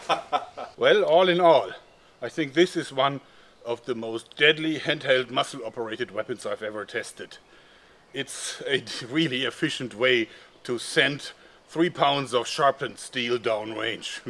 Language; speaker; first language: English; non-native, fluent; German